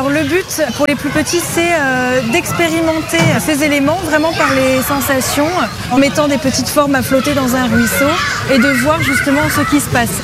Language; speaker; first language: French; native; French